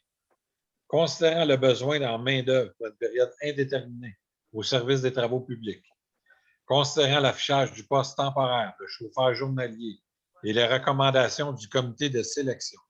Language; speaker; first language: French; native; French